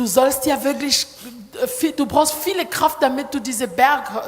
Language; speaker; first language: German; non-native, learner; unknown